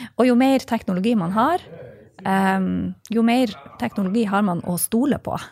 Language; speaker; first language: Norwegian; native; Norwegian